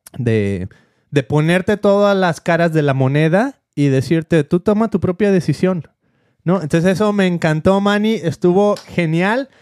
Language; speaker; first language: Spanish; native; Spanish